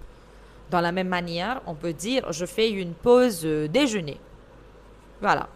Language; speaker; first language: French; non-native, fluent; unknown